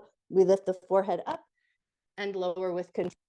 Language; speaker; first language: English; native; English